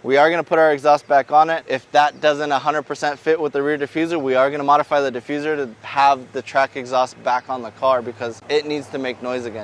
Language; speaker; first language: English; native; English